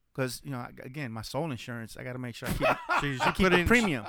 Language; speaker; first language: English; early bilingual, other home language; Spanish